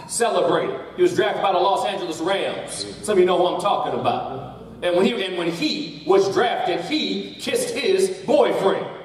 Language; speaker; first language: English; native; English